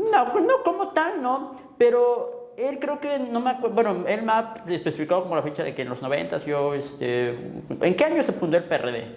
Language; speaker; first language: Spanish; native; Spanish